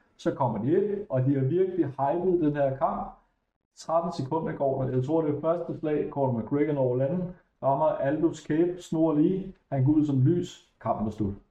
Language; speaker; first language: Danish; native; Danish